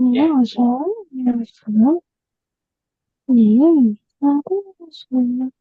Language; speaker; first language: Korean; non-native, learner; Indonesian